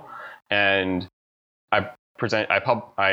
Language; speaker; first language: English; native; English